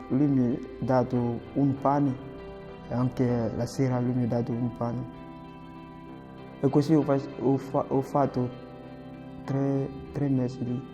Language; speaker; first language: Italian; non-native, learner; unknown